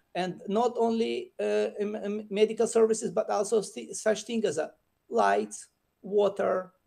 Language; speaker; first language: English; non-native, fluent; Russian